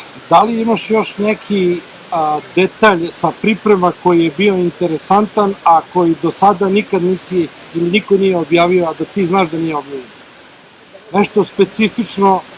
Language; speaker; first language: Serbian; native; Serbian